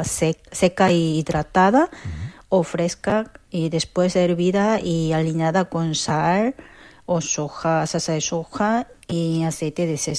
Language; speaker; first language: Spanish; non-native, fluent; Korean